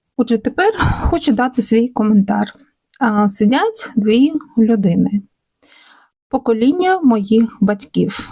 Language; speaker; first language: Ukrainian; non-native, local second language; Russian